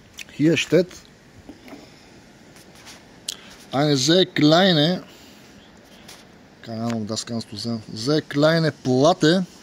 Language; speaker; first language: German; non-native, learner; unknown